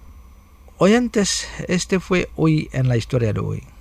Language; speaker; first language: Spanish; non-native, fluent; Indonesian